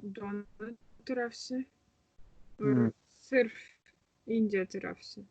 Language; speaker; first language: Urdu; non-native, learner; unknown